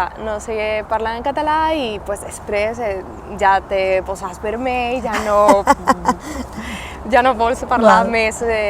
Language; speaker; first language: Catalan; non-native, learner; Spanish